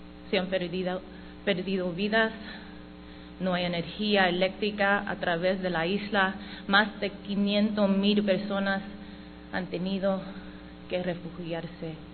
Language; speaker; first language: Spanish; early bilingual, heritage; Spanish